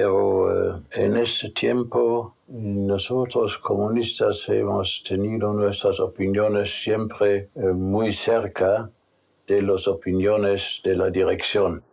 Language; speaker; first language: Spanish; non-native, fluent; German